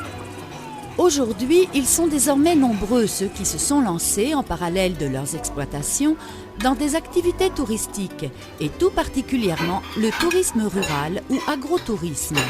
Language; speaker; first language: French; native; French